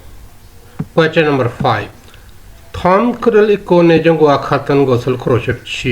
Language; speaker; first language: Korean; non-native, learner; Urdu